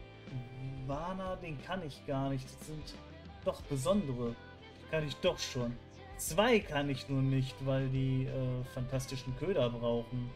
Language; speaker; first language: German; native; German